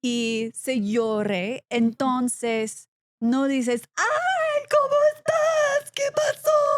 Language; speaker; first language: Spanish; non-native, learner; English